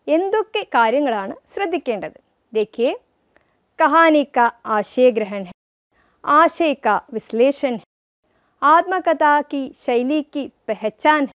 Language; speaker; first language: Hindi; non-native, local second language; Malayalam